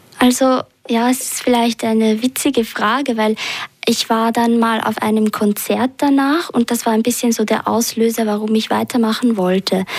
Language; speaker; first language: German; early bilingual, other home language; Albanian